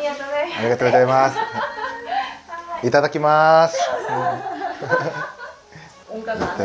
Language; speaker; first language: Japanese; non-native, learner; Korean